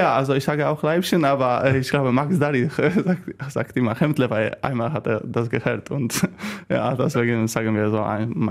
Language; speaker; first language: German; non-native, learner; Polish